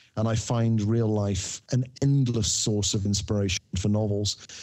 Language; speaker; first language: English; native; English